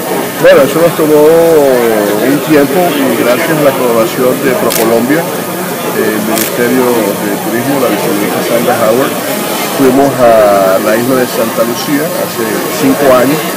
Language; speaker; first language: Spanish; native; Spanish